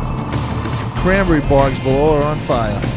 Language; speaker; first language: English; native; English